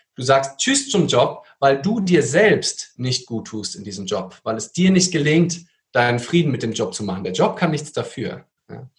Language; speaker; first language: German; native; German